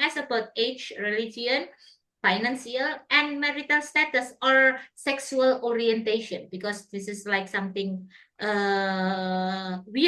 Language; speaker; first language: English; non-native, fluent; Indonesian